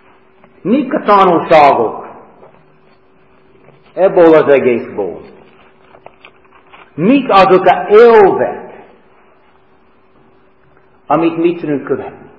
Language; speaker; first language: Hungarian; non-native, fluent; English